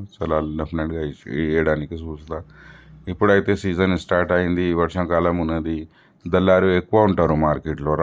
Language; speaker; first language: Telugu; non-native, local second language; Urdu